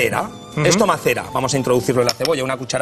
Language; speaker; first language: Spanish; native; Spanish